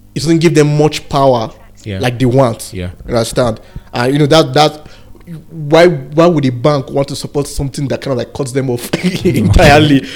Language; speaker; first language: English; non-native, local second language; Igbo